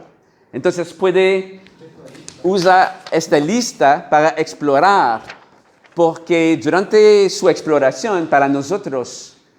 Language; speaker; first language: Spanish; non-native, learner; French